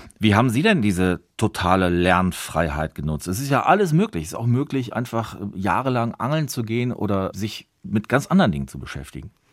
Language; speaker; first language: German; native; German